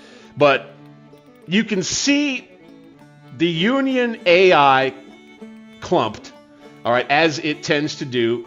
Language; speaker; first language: English; native; English